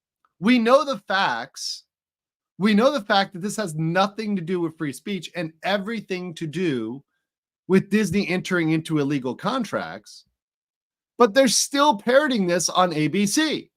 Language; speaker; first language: English; native; English